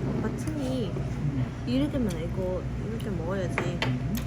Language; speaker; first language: Korean; non-native, learner; Vietnamese